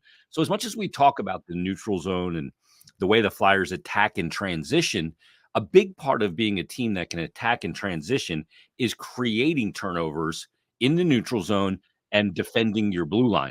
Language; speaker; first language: English; native; English